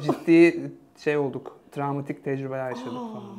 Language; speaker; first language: Turkish; native; Turkish